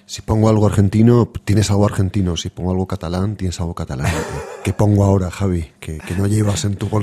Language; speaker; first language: Spanish; native; Spanish